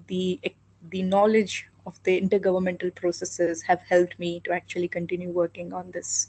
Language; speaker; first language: English; non-native, local second language; Hindi